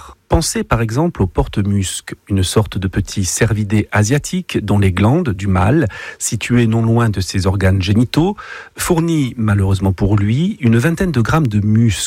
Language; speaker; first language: French; native; French